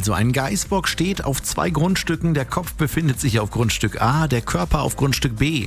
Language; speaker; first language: German; native; German